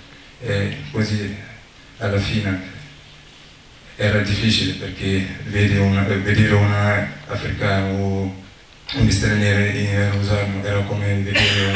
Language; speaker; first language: Italian; non-native, learner; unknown